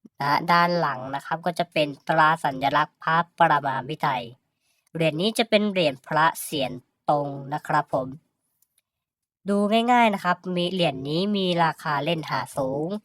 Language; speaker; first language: Thai; native; Thai